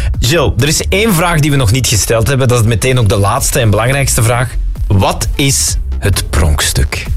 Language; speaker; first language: Dutch; native; Dutch